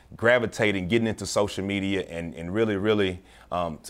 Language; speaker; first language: English; native; English